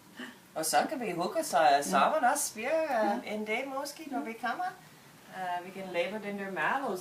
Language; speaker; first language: Danish; non-native, learner; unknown